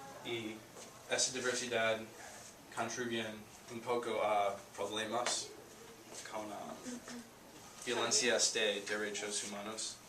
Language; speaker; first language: Spanish; non-native, learner; English